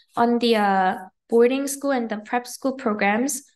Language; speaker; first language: English; native; English